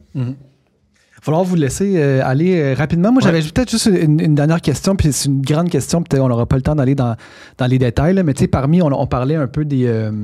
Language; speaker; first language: French; native; French